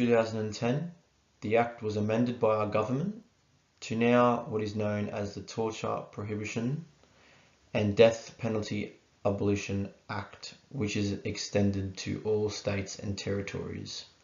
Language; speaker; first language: English; native; English